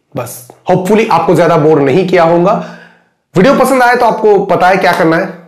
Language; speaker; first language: Hindi; non-native, local second language; Bangla